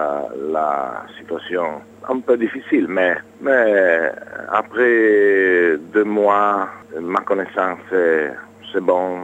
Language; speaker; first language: French; non-native, learner; Italian